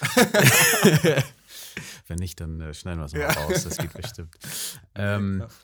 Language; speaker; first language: German; native; German